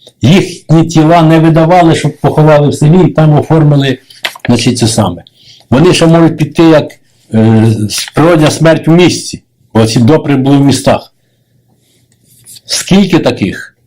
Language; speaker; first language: Ukrainian; native; Ukrainian